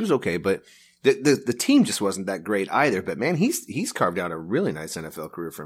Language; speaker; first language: English; native; English